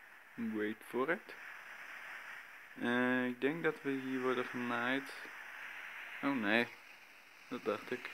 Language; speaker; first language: Dutch; native; Dutch